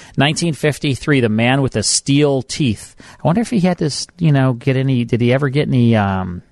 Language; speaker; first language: English; native; English